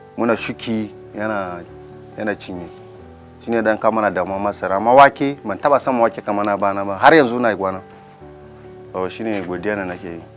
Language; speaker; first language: Hausa; non-native, local second language; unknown